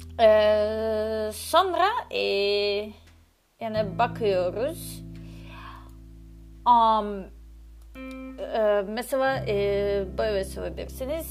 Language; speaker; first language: Turkish; non-native, learner; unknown